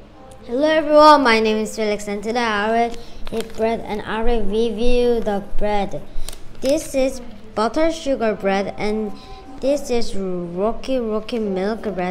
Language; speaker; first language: English; non-native, learner; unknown